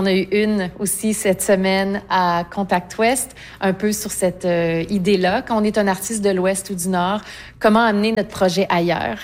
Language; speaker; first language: French; native; French